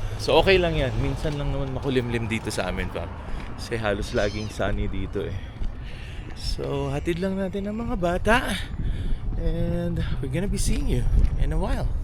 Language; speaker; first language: Filipino; non-native, local second language; Cebuano